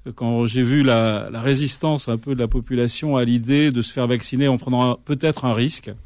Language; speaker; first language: French; native; French